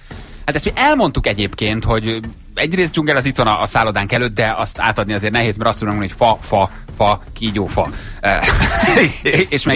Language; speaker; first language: Hungarian; native; Hungarian